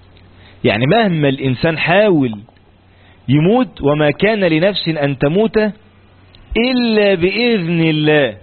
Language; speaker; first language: Arabic; native; Arabic